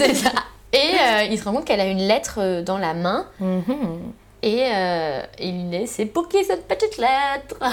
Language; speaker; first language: French; native; French